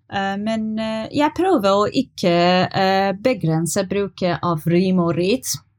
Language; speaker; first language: Norwegian; non-native, learner; Persian